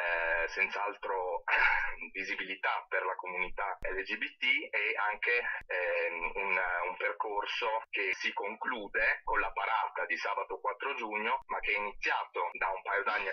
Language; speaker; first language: Italian; native; Italian